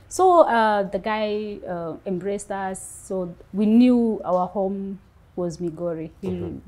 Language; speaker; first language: English; non-native, local second language; Luo (Kenya and Tanzania)